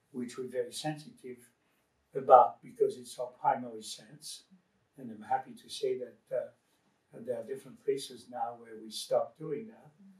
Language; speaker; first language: English; non-native, fluent; French